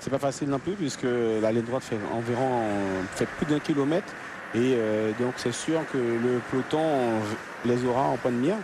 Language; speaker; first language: French; native; French